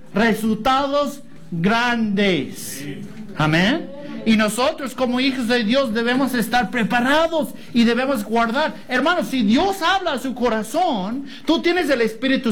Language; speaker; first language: Spanish; non-native, fluent; English